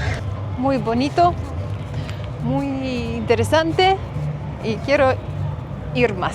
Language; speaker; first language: Spanish; non-native, learner; Ukrainian